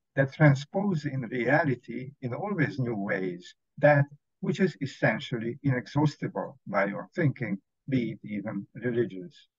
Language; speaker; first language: English; non-native, fluent; Hungarian